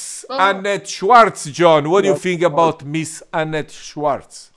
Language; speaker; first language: English; non-native, fluent; Italian